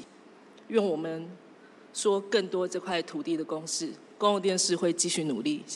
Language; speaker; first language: Chinese; native; Chinese